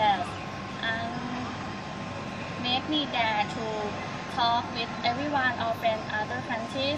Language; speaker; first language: English; non-native, learner; Thai